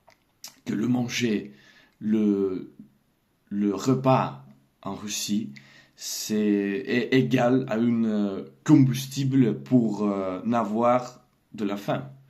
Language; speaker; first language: French; non-native, learner; Russian